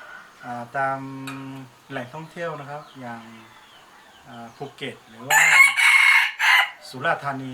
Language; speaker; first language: Thai; non-native, local second language; Hmong